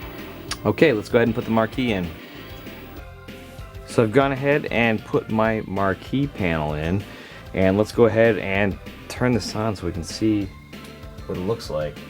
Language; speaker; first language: English; native; English